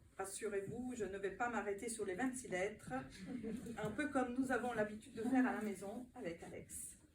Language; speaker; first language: French; non-native, fluent; Italian